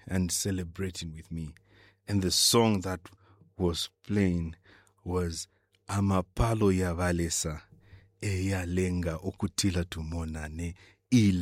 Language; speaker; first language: English; non-native, local second language; Bemba